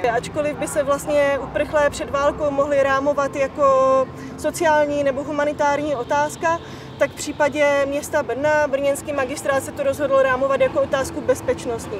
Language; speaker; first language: Czech; native; Czech